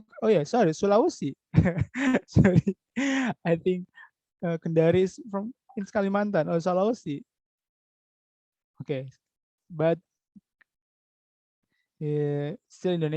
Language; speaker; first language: English; non-native, fluent; Indonesian